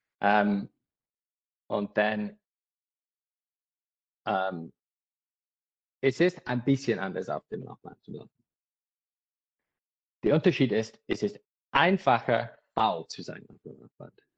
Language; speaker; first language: German; non-native, learner; English